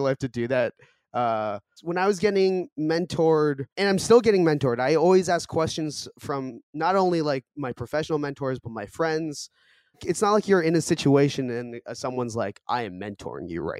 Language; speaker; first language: English; early bilingual, other home language; Korean